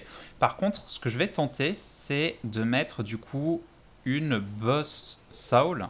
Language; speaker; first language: French; native; French